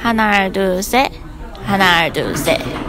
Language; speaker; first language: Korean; non-native, learner; Chinese